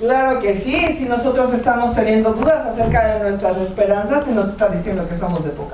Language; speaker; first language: Spanish; native; Spanish